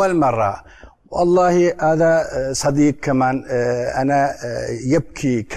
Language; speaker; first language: Arabic; non-native, learner; Turkish